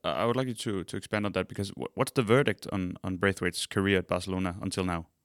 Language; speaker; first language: English; non-native, fluent; Danish